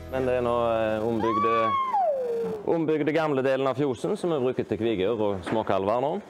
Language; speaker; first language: Norwegian; native; Norwegian